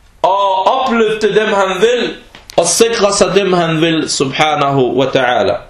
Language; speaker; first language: Danish; early bilingual, other home language; Arabic